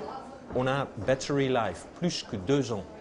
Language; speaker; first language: French; non-native, fluent; Dutch